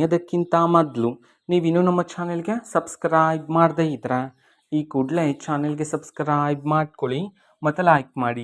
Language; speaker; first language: Kannada; native; Kannada